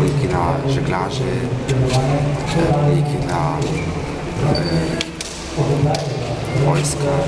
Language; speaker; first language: Polish; early bilingual, heritage; Polish